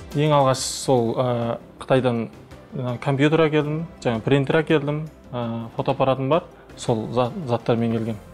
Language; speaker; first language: Kazakh; early bilingual, heritage; Kazakh